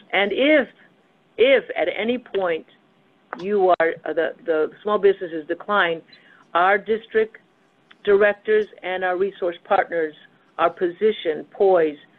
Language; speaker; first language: English; early bilingual, other home language; Spanish